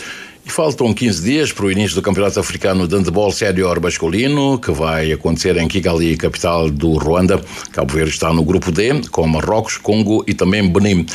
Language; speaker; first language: Portuguese; non-native, local second language; Kabuverdianu